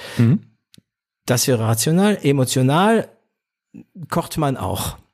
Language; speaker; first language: German; non-native, fluent; French